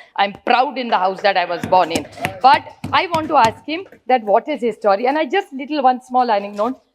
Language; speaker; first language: English; non-native, local second language; Marathi